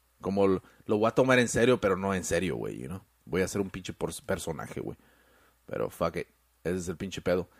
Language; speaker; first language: Spanish; early bilingual, heritage; Spanish